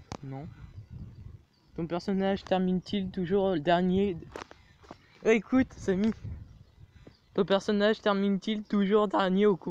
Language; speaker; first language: French; native; French